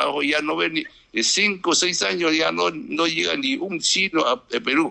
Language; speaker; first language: Spanish; non-native, learner; Chinese